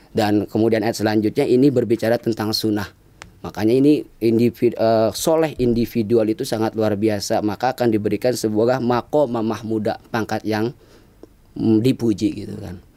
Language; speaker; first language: Indonesian; native; Indonesian